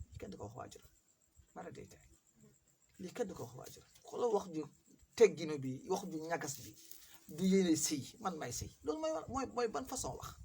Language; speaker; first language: Wolof; non-native, local second language; Fula